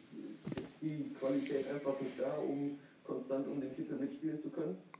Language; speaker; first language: German; native; German